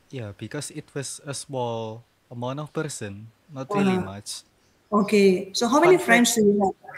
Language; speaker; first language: English; non-native, learner; Indonesian